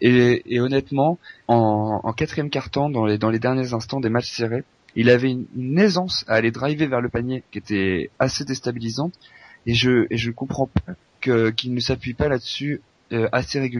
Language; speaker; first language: French; native; French